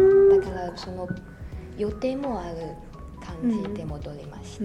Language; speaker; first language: Japanese; non-native, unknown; Chinese